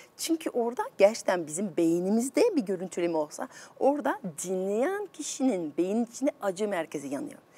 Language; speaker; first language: Turkish; non-native, fluent; French